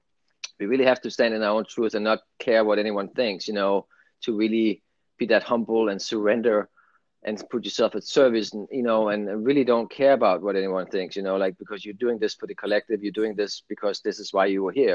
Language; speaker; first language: English; non-native, fluent; Danish